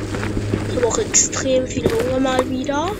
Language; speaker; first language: German; native; German